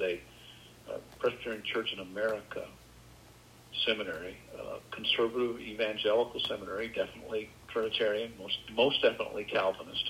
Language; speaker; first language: English; native; English